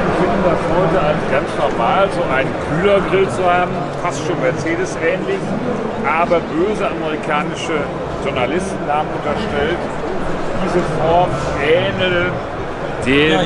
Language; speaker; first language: German; native; German